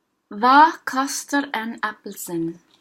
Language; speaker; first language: Norwegian; non-native, learner; English